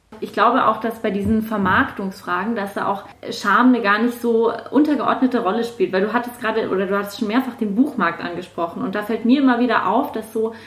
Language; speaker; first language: German; native; German